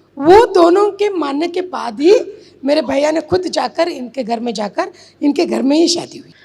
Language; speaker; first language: Hindi; non-native, local second language; Marathi